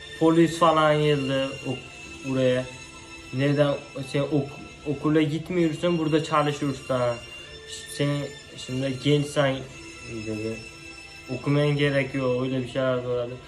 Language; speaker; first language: Turkish; non-native, learner; Uzbek